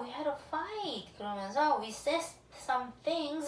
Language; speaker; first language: English; non-native, fluent; Korean